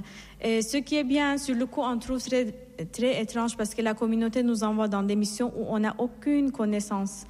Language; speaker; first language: French; non-native, fluent; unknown